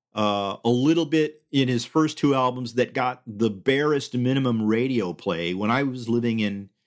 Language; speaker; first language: English; early bilingual, other home language; Spanish